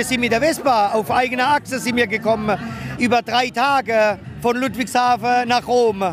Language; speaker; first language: German; native; German